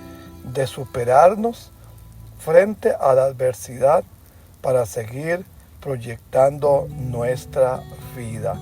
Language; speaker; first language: Spanish; native; Spanish